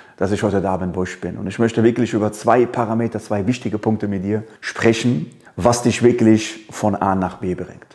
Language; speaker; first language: German; early bilingual, other home language; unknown